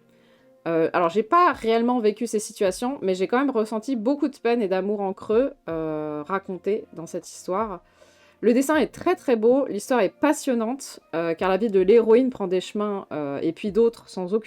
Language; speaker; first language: French; native; French